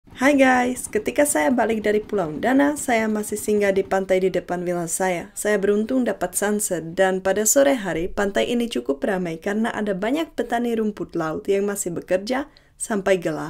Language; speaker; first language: Indonesian; non-native, fluent; Czech